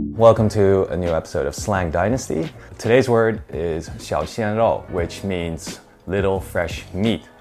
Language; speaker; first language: French; non-native, fluent; Chinese